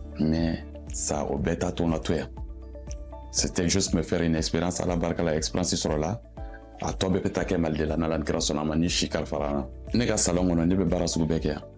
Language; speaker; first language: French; non-native, local second language; Bambara